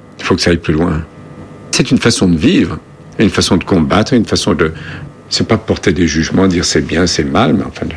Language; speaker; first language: French; native; French